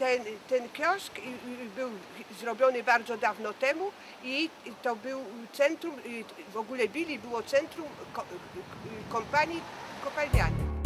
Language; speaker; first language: Polish; early bilingual, heritage; French